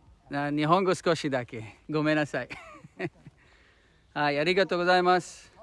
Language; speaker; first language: Japanese; non-native, learner; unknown